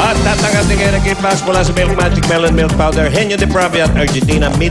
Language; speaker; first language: Filipino; native; Filipino